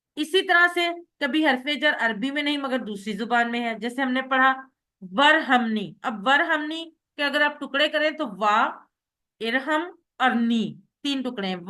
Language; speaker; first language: Urdu; native; Urdu